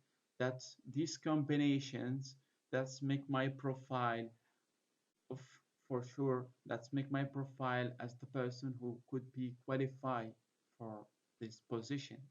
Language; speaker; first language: English; non-native, fluent; Arabic